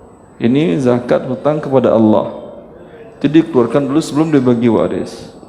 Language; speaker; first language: Indonesian; native; Indonesian